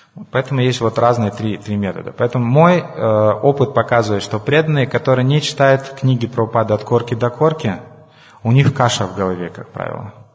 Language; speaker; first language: Russian; non-native, local second language; Romanian